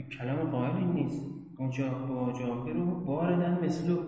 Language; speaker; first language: Persian; native; Persian